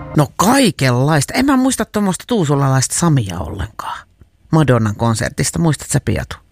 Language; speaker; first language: Finnish; native; Finnish